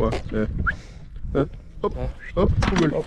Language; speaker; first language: French; native; French